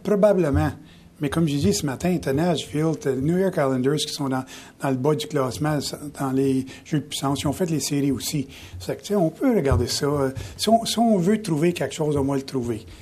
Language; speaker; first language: French; native; French